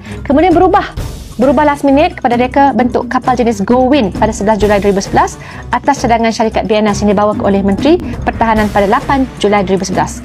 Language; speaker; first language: Malay; native; Malay